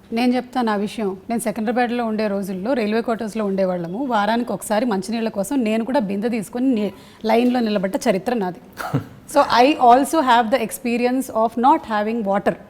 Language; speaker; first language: Telugu; non-native, local second language; Malayalam